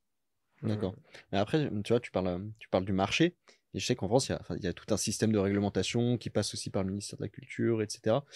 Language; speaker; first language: French; native; French